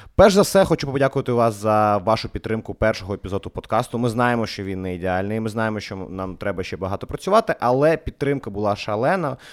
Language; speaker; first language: Ukrainian; non-native, local second language; Russian